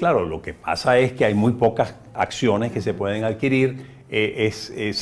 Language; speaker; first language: Spanish; native; Spanish